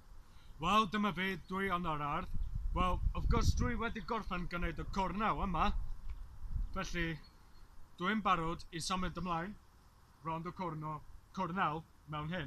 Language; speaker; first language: Welsh; non-native, learner; English